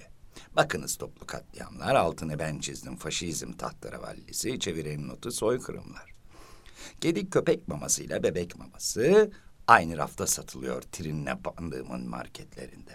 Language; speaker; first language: Turkish; native; Turkish